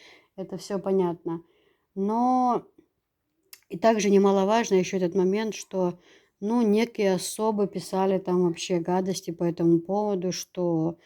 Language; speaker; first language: Russian; native; Russian